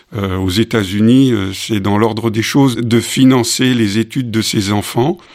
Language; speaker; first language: French; native; French